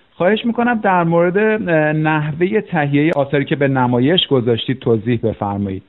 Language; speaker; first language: Persian; native; Persian